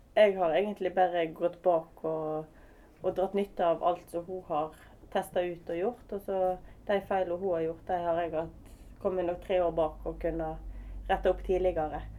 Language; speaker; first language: Norwegian; native; Norwegian